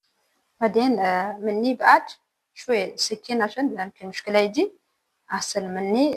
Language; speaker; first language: Arabic; non-native, learner; Amharic